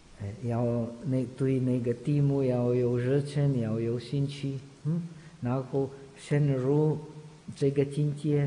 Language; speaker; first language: Chinese; non-native, fluent; Czech